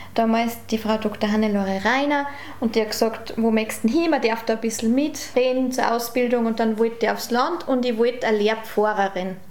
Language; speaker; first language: German; native; German